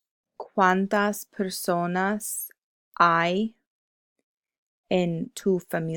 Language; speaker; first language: Spanish; non-native, fluent; English